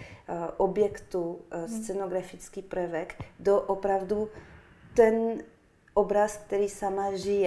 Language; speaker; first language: Czech; non-native, fluent; French